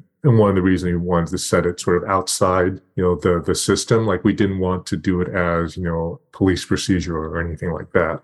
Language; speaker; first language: English; native; English